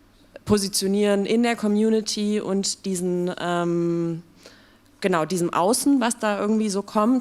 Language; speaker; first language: German; native; German